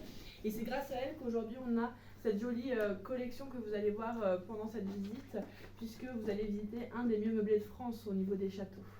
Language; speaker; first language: French; native; French